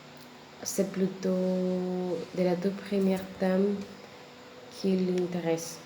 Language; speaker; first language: French; non-native, learner; Spanish